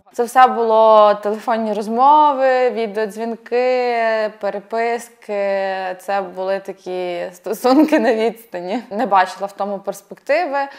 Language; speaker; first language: Ukrainian; native; Ukrainian